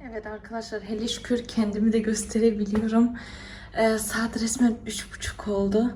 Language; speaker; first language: Turkish; early bilingual, heritage; Turkish